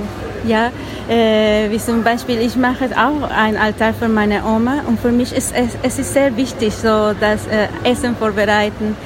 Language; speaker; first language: German; non-native, learner; Spanish